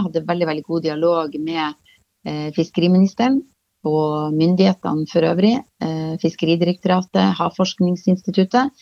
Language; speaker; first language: Norwegian; native; Norwegian